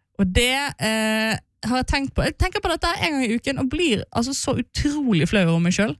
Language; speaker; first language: Norwegian; native; Norwegian